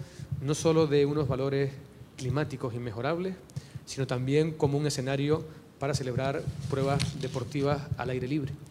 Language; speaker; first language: Spanish; native; Spanish